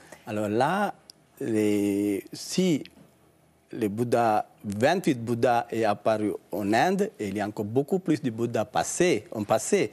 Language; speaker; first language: French; non-native, learner; Sinhala